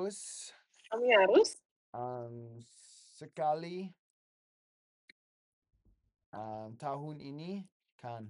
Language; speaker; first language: Indonesian; non-native, learner; English